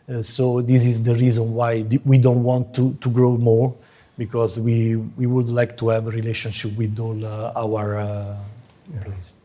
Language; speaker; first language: English; non-native, fluent; Italian